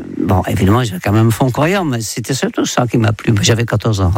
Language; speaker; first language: French; non-native, fluent; Dutch